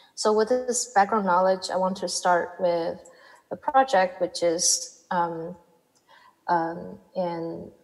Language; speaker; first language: English; non-native, fluent; Chinese